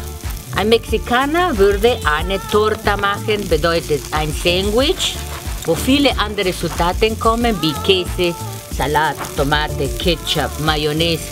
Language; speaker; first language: German; non-native, fluent; Spanish